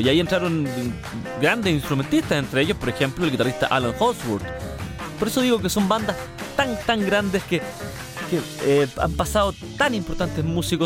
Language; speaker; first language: Spanish; native; Spanish